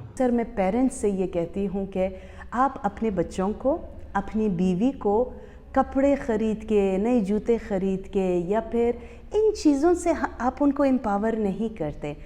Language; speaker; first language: Urdu; early bilingual, other home language; Persian